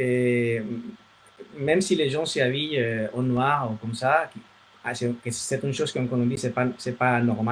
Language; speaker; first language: French; non-native, fluent; Spanish